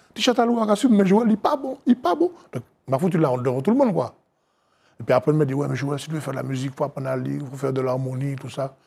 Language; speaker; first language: French; native; French